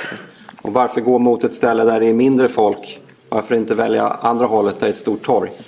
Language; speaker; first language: Swedish; native; Swedish